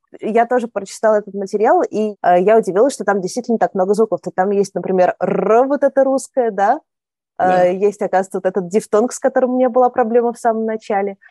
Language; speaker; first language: Russian; native; Russian